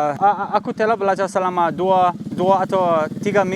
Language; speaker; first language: Indonesian; non-native, learner; English